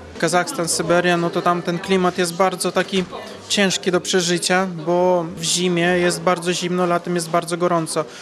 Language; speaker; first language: Polish; early bilingual, heritage; Polish